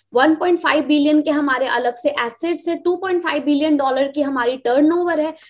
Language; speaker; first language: Hindi; native; Hindi